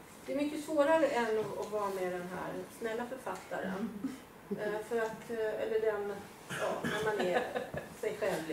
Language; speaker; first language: Swedish; native; Swedish